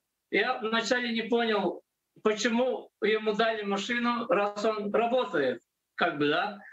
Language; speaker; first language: Russian; non-native, local second language; Latvian